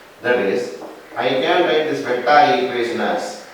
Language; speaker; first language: English; non-native, local second language; Tamil